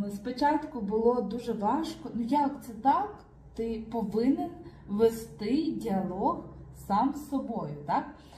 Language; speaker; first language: Ukrainian; native; Ukrainian